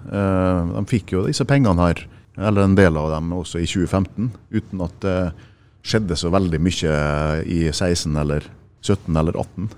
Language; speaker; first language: Norwegian; native; Norwegian